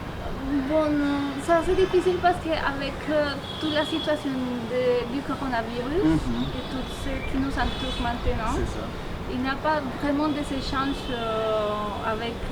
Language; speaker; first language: French; non-native, fluent; Spanish